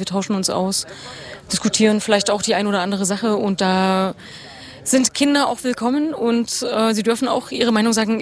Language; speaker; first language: German; native; German